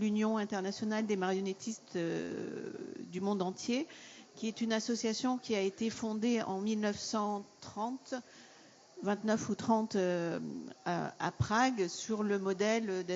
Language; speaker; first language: French; native; French